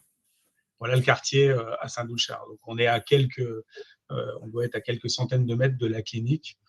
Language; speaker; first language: French; native; French